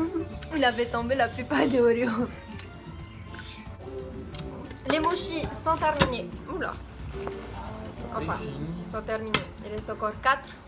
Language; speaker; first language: French; native; French